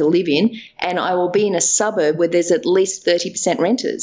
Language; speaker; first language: English; native; English